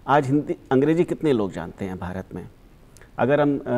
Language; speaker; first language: Hindi; native; Hindi